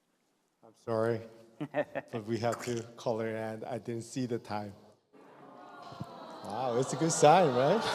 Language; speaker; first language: English; non-native, fluent; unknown